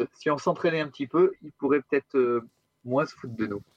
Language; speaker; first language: French; native; French